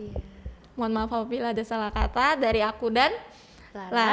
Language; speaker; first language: Indonesian; native; Indonesian